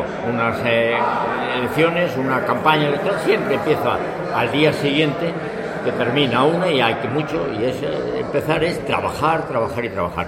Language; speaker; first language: Spanish; native; Spanish